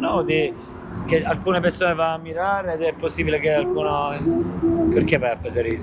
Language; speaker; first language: Italian; non-native, learner; Portuguese